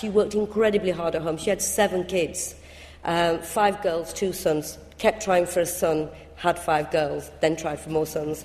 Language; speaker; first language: English; early bilingual, other home language; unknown